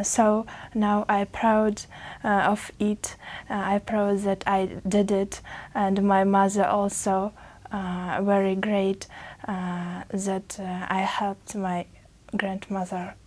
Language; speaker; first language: English; non-native, fluent; Uzbek